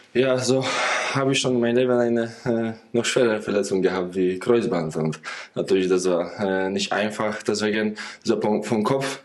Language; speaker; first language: German; non-native, fluent; Polish